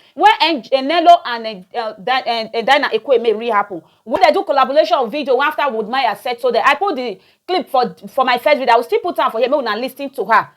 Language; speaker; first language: Nigerian Pidgin; native; Nigerian Pidgin